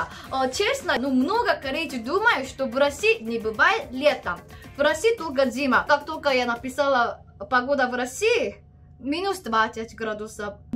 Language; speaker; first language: Russian; non-native, learner; Korean